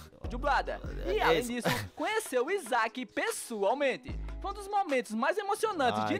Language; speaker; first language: Portuguese; native; Portuguese